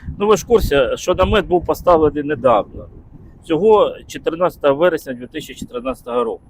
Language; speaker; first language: Ukrainian; non-native, local second language; Russian